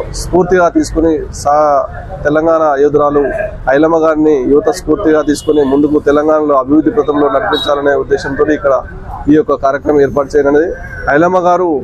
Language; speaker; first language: Telugu; native; Telugu